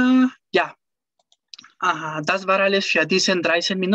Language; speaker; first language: German; non-native, learner; Spanish